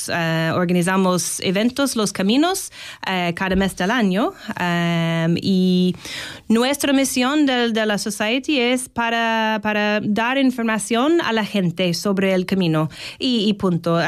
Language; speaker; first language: Spanish; non-native, fluent; English